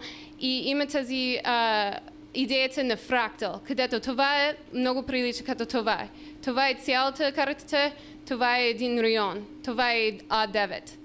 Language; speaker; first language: Bulgarian; non-native, learner; English